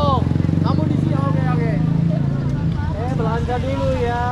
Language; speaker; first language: Indonesian; non-native, learner; English